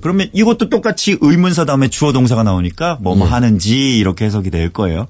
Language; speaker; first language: Korean; native; Korean